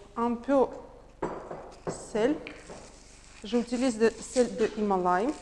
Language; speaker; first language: French; non-native, learner; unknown